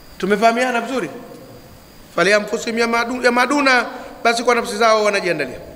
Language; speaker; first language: Swahili; native; Swahili